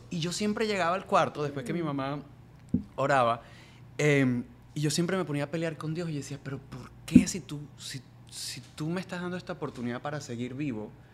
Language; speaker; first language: Spanish; native; Spanish